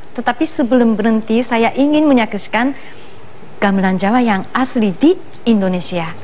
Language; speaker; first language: Indonesian; non-native, fluent; Japanese